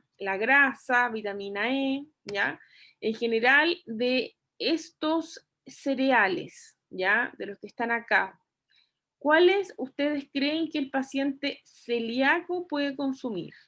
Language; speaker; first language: Spanish; native; Spanish